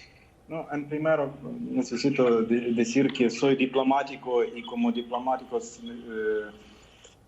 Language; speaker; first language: Spanish; non-native, fluent; Ukrainian